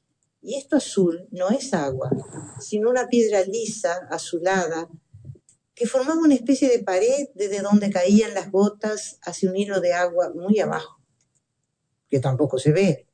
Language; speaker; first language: Spanish; native; Spanish